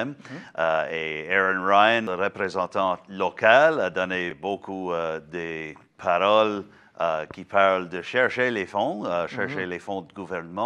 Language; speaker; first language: French; non-native, learner; English